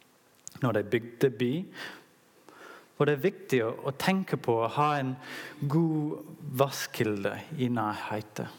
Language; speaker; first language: Norwegian; non-native, learner; English